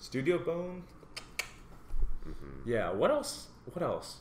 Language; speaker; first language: English; native; English